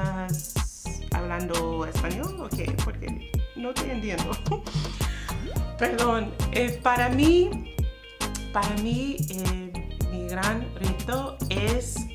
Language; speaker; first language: Spanish; non-native, fluent; English